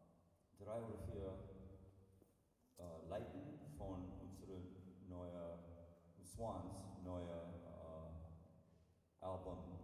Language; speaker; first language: German; non-native, learner; English